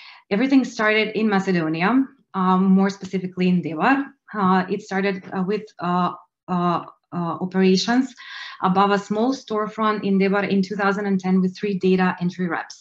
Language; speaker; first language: English; non-native, fluent; Macedonian